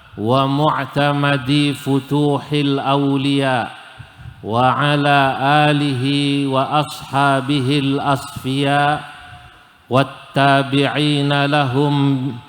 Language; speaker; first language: Indonesian; native; Indonesian